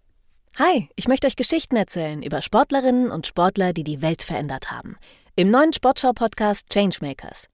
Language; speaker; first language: German; native; German